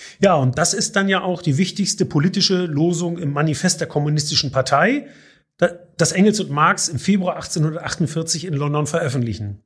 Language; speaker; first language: German; native; German